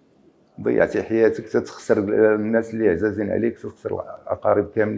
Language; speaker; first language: Arabic; native; Arabic